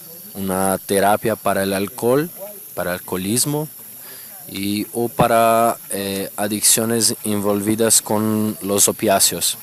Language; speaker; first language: Spanish; non-native, fluent; Portuguese